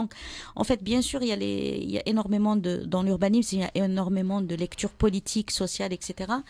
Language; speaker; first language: French; non-native, local second language; Arabic